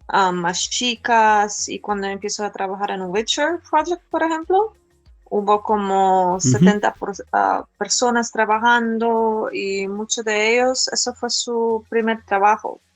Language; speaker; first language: Spanish; non-native, fluent; Polish